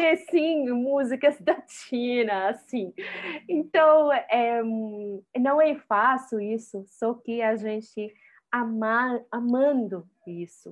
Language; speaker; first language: Portuguese; non-native, fluent; Arabic